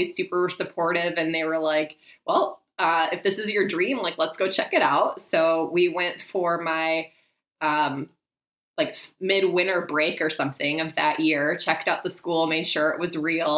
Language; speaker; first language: English; native; English